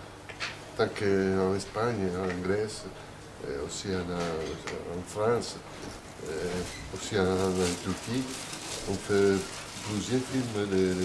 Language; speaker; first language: French; non-native, fluent; Italian